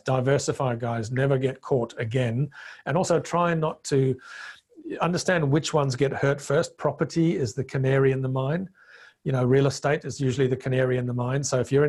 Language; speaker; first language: English; non-native, local second language; Bemba